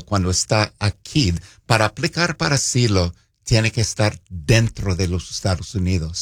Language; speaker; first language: Spanish; non-native, fluent; English